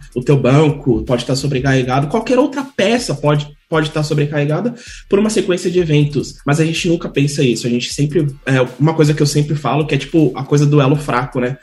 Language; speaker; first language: Portuguese; native; Portuguese